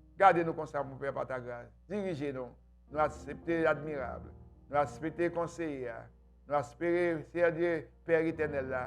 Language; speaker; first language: French; non-native, local second language; Haitian Creole